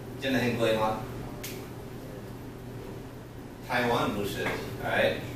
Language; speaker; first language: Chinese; non-native, learner; English